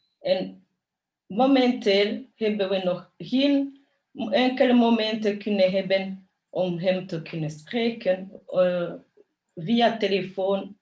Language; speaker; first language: Dutch; early bilingual, other home language; Kinyarwanda